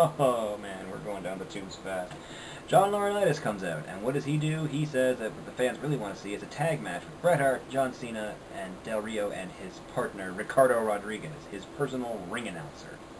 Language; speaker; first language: English; native; English